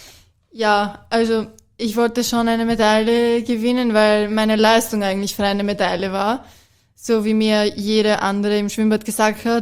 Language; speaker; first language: German; non-native, fluent; Greek